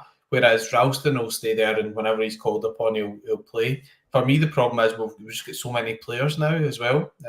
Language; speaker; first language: English; native; English